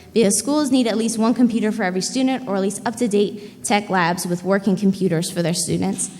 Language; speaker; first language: English; native; English